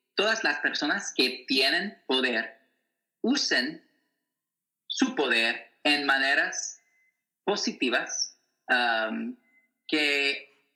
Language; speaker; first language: Spanish; non-native, fluent; English